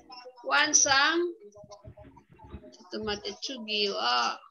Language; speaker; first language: Japanese; non-native, fluent; Filipino